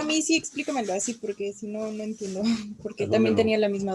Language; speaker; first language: Spanish; native; Spanish